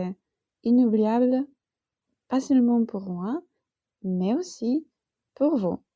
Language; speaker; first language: French; non-native, fluent; Polish